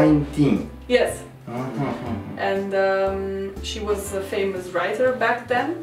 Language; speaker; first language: English; non-native, learner; Slovenian